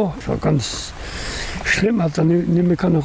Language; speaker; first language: German; non-native, learner; French